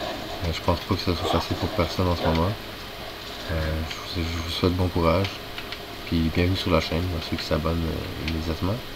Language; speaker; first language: French; native; French